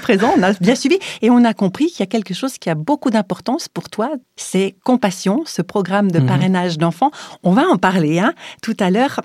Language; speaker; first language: French; native; French